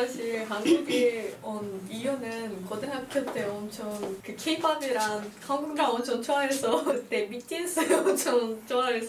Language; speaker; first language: Korean; non-native, fluent; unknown